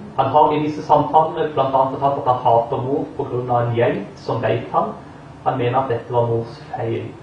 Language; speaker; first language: Norwegian; native; Norwegian